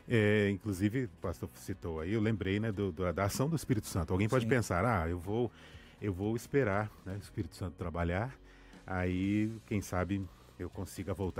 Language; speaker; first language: Portuguese; native; Portuguese